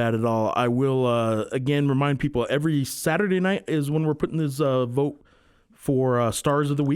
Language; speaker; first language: English; native; English